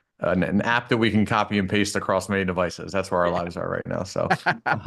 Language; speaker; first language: English; native; English